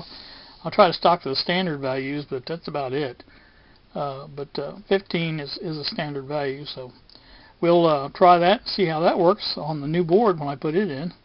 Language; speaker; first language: English; native; English